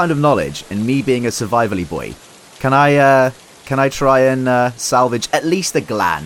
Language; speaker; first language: English; native; English